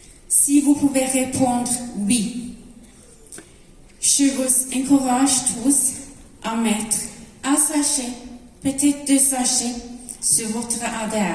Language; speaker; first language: French; non-native, learner; Norwegian